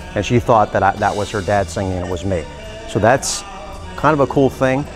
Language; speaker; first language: English; native; English